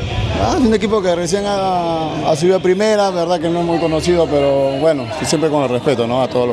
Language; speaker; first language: Spanish; native; Spanish